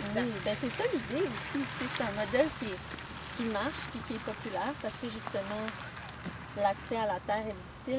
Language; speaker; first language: French; native; French